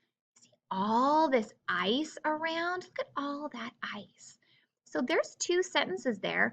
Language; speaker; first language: English; native; English